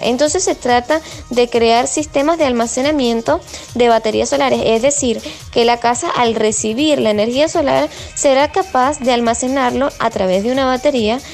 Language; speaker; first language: Spanish; native; Spanish